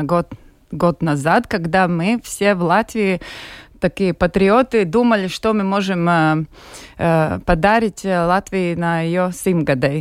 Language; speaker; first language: Russian; non-native, local second language; Latvian